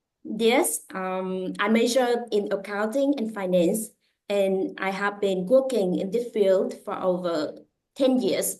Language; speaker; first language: English; non-native, fluent; Vietnamese